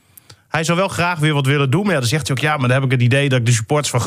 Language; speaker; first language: Dutch; native; Dutch